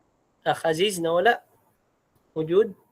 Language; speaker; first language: Arabic; non-native, fluent; Filipino